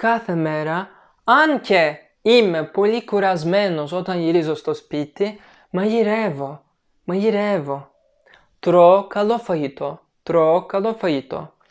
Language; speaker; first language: Greek; non-native, learner; Turkish